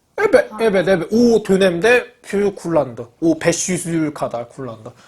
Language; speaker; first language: Turkish; non-native, learner; Korean